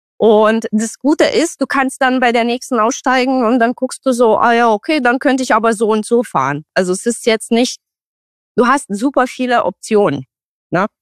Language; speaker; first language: German; non-native, fluent; Romanian